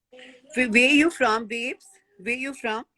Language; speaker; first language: English; non-native, learner; Hindi